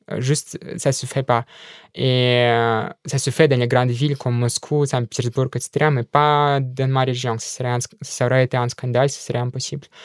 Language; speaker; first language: French; non-native, fluent; Russian